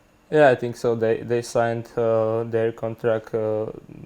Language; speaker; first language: English; non-native, learner; Slovak